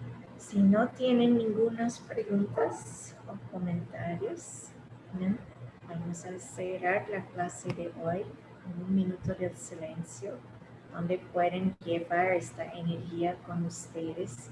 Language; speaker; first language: Spanish; early bilingual, heritage; English